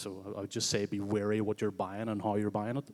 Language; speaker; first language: English; native; English